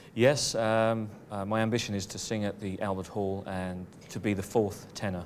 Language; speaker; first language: English; native; English